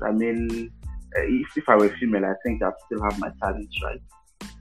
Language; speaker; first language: English; non-native, local second language; Igbo